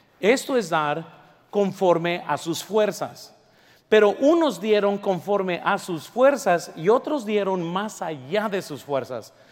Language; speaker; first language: Spanish; early bilingual, heritage; Spanish